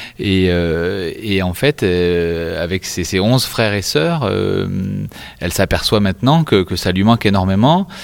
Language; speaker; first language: French; native; French